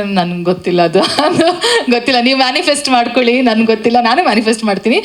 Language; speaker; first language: Kannada; non-native, local second language; Tulu